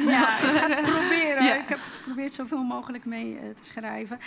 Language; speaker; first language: Dutch; early bilingual, other home language; Riffian